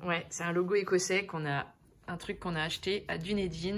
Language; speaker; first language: French; native; French